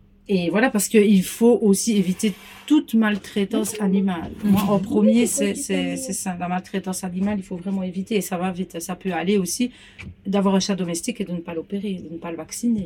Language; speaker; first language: French; native; French